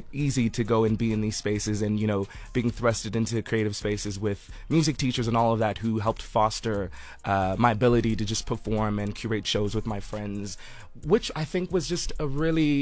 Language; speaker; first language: English; non-native, local second language; Tswana